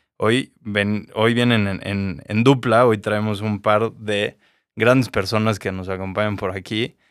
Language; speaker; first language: Spanish; native; Spanish